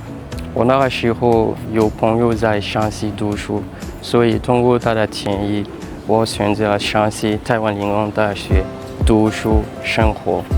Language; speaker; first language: Chinese; non-native, learner; French